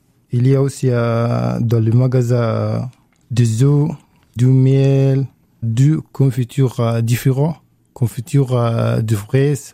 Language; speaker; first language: French; non-native, learner; Arabic